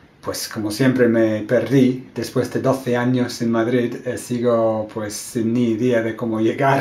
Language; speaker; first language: Spanish; non-native, fluent; English